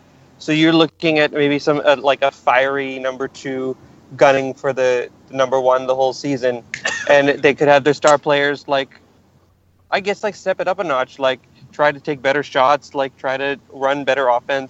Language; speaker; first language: English; native; English